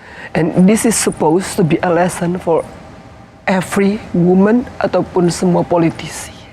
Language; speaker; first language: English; non-native, fluent; Indonesian